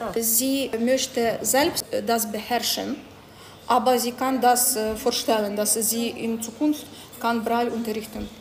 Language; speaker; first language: German; non-native, learner; Ukrainian